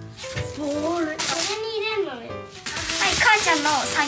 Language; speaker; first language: Japanese; native; Japanese